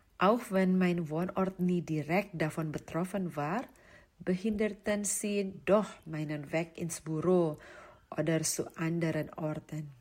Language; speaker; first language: German; non-native, fluent; Indonesian